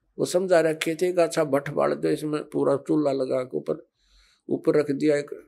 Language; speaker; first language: Hindi; native; Hindi